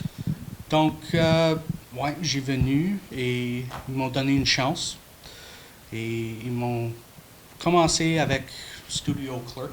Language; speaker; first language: French; non-native, local second language; English